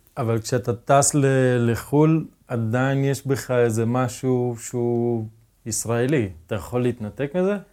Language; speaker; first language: Hebrew; non-native, local second language; Arabic